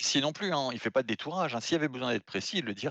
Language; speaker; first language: French; native; French